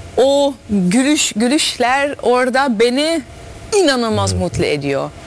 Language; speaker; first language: Turkish; early bilingual, heritage; Turkish